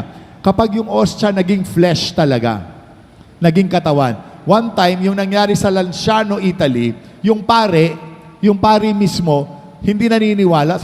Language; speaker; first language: Filipino; native; Filipino